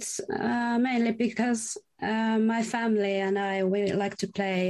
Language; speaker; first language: English; non-native, fluent; Finnish